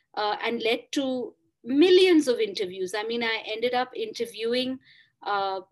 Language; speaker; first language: English; non-native, local second language; Bangla